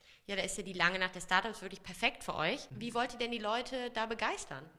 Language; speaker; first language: German; native; German